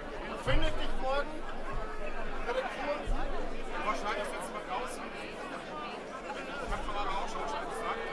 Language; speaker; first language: German; native; German